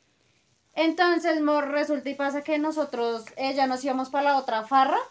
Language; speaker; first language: Spanish; native; Spanish